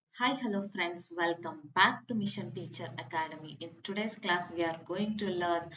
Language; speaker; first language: English; non-native, local second language; Kannada